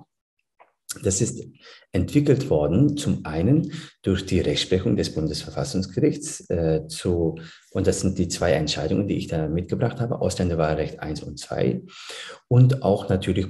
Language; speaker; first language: German; early bilingual, other home language; Turkish